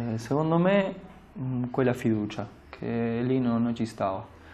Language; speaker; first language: Italian; non-native, fluent; Spanish